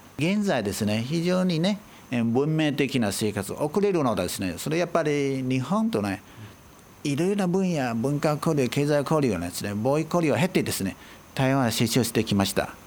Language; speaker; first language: Japanese; non-native, fluent; Chinese